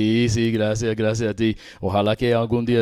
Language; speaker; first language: Spanish; non-native, learner; English